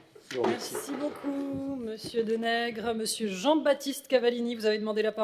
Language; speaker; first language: French; native; French